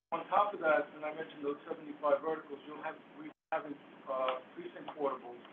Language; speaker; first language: English; native; English